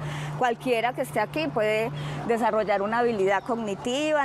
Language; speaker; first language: Spanish; native; Spanish